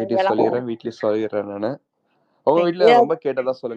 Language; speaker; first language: Tamil; native; Tamil